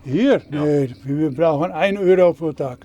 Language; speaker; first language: German; non-native, learner; Dutch